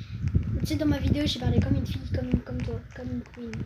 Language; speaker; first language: French; native; French